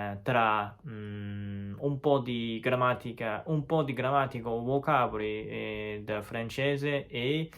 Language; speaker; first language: Italian; non-native, learner; Chinese